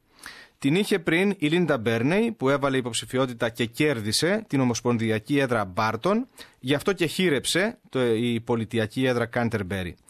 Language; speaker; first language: Greek; native; Greek